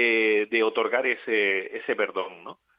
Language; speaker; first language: Spanish; native; Spanish